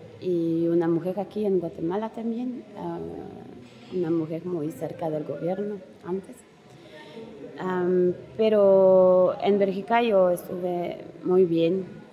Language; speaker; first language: Spanish; non-native, learner; French